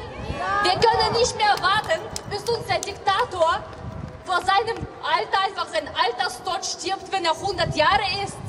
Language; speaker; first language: German; non-native, fluent; Russian